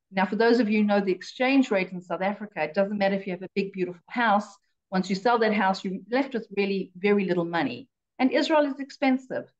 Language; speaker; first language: English; native; English